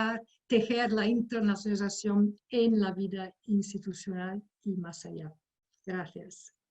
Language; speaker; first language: Spanish; non-native, fluent; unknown